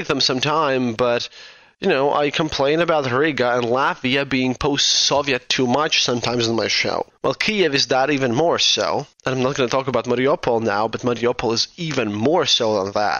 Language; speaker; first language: English; non-native, fluent; Russian